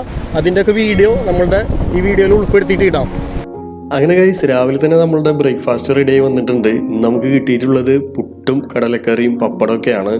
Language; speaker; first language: Malayalam; native; Malayalam